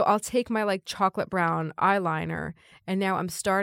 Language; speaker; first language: English; native; English